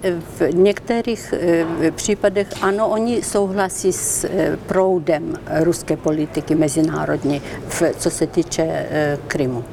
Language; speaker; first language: Czech; non-native, fluent; Ukrainian